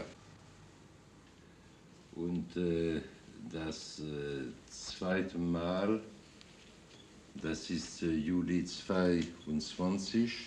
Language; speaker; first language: German; non-native, fluent; French